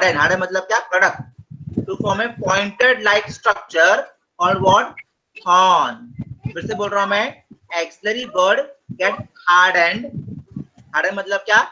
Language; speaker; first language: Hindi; non-native, local second language; Marathi